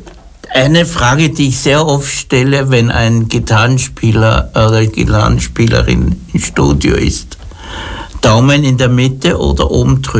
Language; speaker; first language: German; native; German